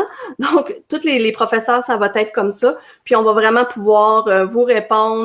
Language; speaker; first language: French; native; French